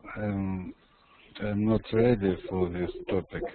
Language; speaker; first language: English; non-native, learner; Russian